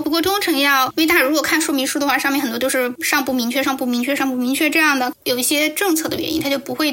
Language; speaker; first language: Chinese; native; Chinese